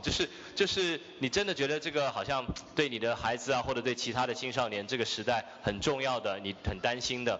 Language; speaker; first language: Chinese; native; Chinese